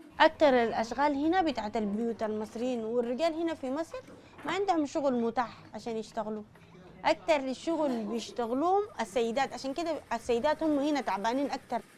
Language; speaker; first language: Arabic; native; Arabic